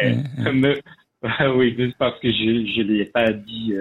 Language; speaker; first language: French; non-native, learner; Persian